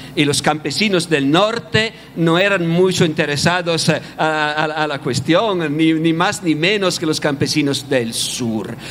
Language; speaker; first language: Spanish; non-native, fluent; Italian